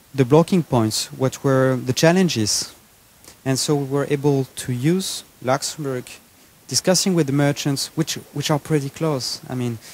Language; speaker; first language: English; non-native, fluent; French